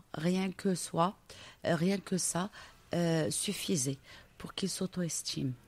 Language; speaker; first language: French; non-native, local second language; Arabic